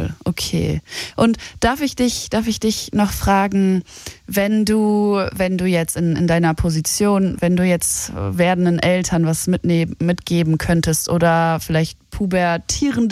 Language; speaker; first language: German; native; German